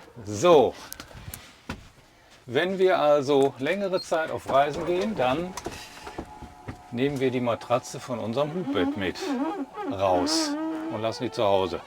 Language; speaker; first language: German; native; German